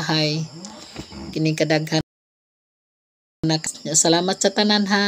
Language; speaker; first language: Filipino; non-native, local second language; Cebuano